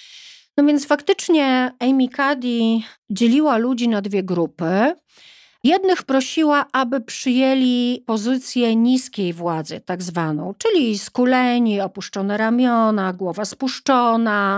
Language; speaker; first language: Polish; native; Polish